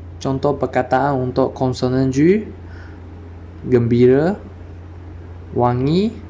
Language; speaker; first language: Malay; non-native, local second language; Chinese